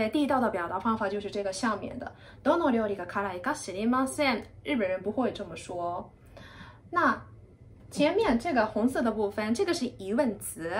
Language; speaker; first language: Chinese; non-native, fluent; Japanese